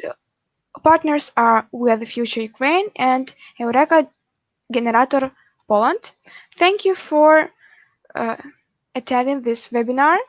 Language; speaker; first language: English; non-native, fluent; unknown